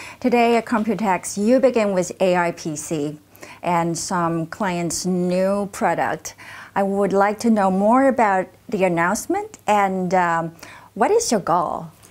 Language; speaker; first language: English; non-native, fluent; Chinese